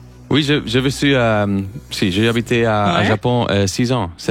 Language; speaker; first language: French; non-native, learner; Spanish